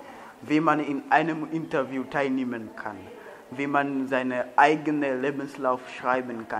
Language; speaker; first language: German; non-native, learner; Swahili